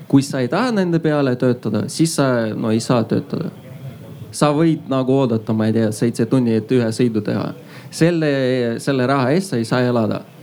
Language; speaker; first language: Estonian; non-native, local second language; Russian